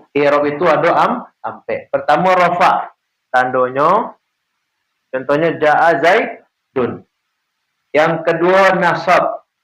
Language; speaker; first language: Malay; non-native, local second language; Minangkabau